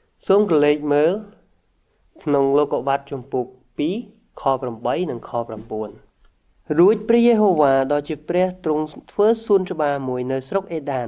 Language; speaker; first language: Khmer; native; Khmer